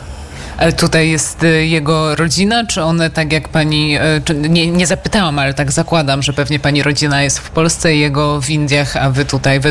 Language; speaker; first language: Polish; native; Polish